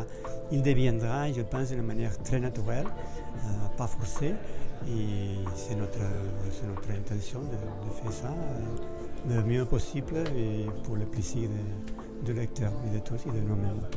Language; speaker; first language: French; non-native, fluent; Spanish